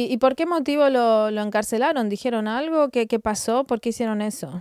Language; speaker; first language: Spanish; native; Spanish